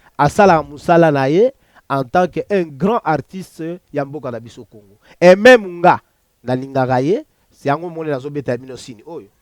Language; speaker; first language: Lingala; native; Lingala